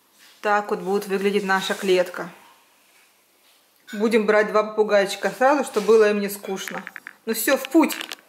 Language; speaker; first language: Russian; native; Russian